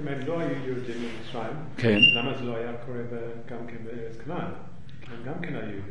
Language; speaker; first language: Hebrew; non-native, learner; English